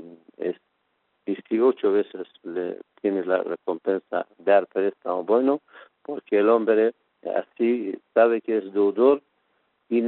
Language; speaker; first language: Spanish; non-native, fluent; Persian